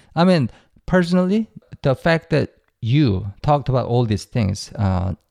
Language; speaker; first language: English; non-native, fluent; Korean